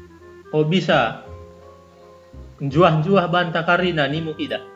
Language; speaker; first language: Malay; non-native, local second language; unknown